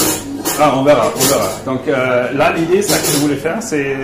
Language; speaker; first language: French; non-native, fluent; German